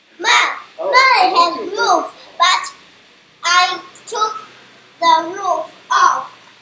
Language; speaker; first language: English; non-native, learner; Chinese